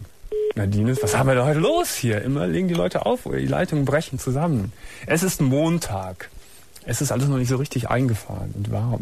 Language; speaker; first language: German; native; German